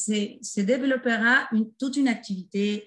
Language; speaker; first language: French; non-native, fluent; Spanish